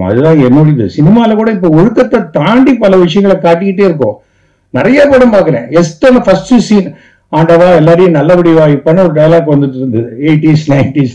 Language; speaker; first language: Tamil; native; Tamil